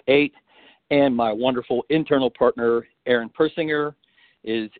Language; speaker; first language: English; native; English